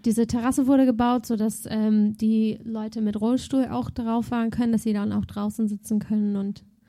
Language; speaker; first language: German; native; German